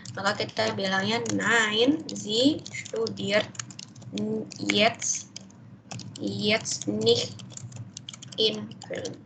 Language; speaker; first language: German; non-native, fluent; Indonesian